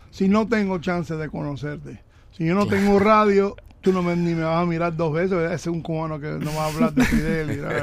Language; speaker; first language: Spanish; early bilingual, other home language; English